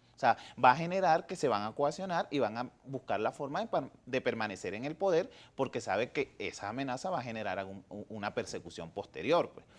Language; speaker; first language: Spanish; native; Spanish